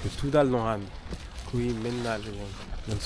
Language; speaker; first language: Korean; non-native, learner; French